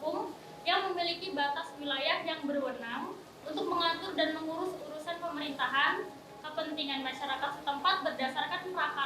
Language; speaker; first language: Indonesian; native; Indonesian